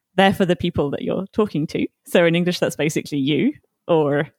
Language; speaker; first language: English; native; English